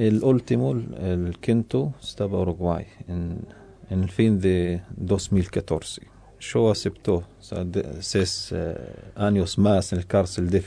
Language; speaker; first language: Spanish; non-native, learner; Arabic